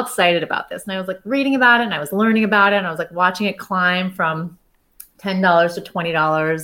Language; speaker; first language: English; native; English